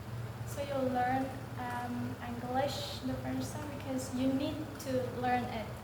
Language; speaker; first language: English; non-native, learner; Indonesian